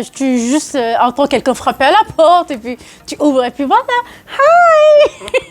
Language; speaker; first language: French; non-native, local second language; Wolof